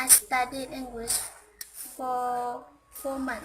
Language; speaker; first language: English; non-native, learner; Hmong